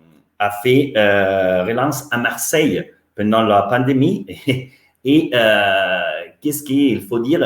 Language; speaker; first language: French; non-native, fluent; Italian